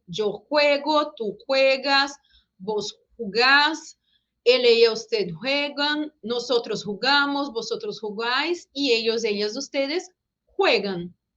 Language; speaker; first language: Spanish; non-native, fluent; Portuguese